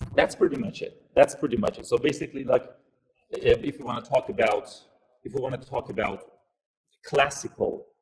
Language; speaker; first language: English; non-native, fluent; Persian